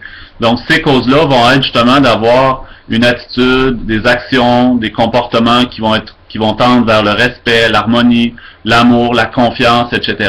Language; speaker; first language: French; native; French